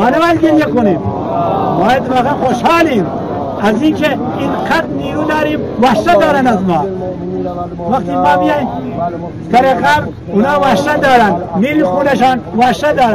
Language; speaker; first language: Persian; non-native, local second language; Central Kurdish